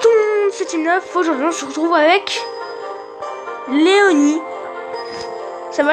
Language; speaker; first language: French; native; French